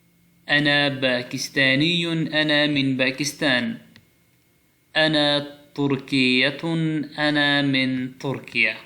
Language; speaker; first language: Arabic; non-native, fluent; Pashto